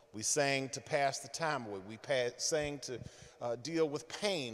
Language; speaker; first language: English; native; English